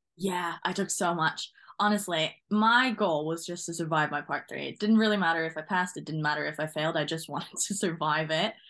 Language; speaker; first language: English; non-native, fluent; Norwegian